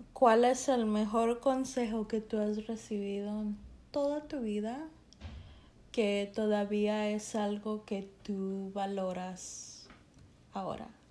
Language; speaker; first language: Spanish; early bilingual, heritage; Spanish